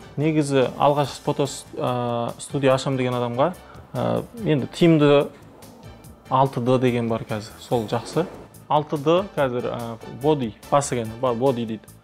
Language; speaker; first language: Kazakh; early bilingual, heritage; Kazakh